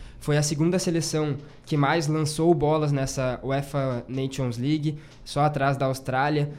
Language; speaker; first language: Portuguese; native; Portuguese